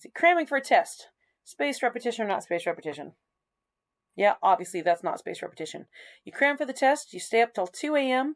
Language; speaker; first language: English; native; English